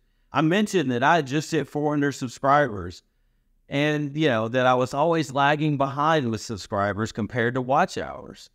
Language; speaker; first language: English; native; English